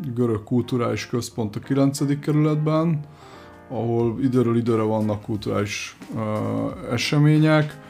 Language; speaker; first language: Hungarian; native; Hungarian